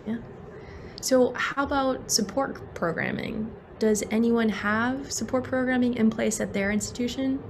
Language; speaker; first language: English; native; English